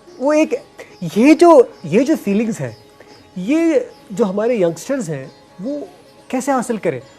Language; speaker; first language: Hindi; non-native, local second language; Punjabi